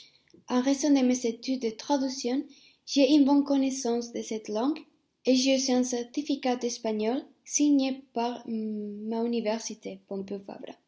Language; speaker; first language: French; non-native, fluent; Spanish